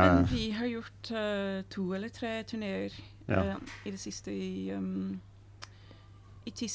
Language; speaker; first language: Swedish; non-native, fluent; English